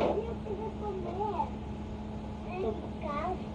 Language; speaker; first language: Spanish; early bilingual, heritage; Spanish